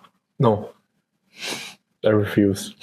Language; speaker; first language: English; non-native, learner; Korean